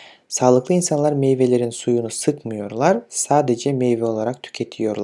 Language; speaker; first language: Turkish; non-native, fluent; Kyrgyz